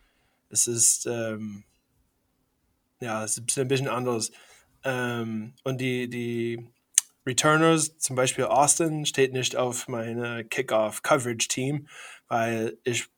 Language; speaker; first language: German; non-native, fluent; English